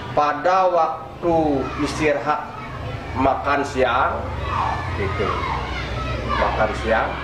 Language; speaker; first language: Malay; non-native, local second language; Balinese